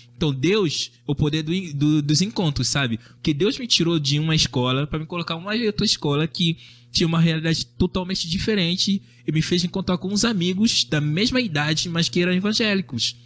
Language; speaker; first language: Portuguese; non-native, fluent; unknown